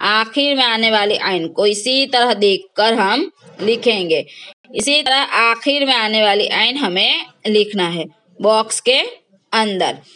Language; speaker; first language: Hindi; non-native, local second language; Gujarati